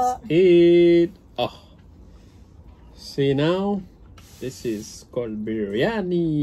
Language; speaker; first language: English; non-native, local second language; Hindi